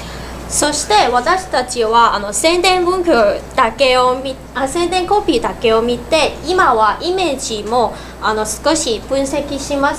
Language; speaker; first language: Japanese; non-native, learner; Cantonese